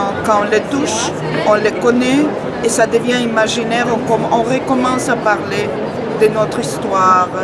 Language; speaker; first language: French; non-native, fluent; Spanish